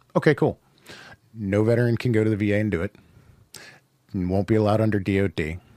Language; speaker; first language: English; native; English